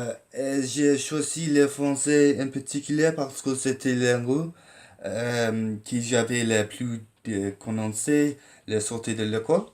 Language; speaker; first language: French; non-native, learner; English